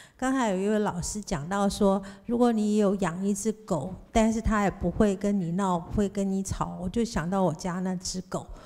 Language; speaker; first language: Chinese; native; Chinese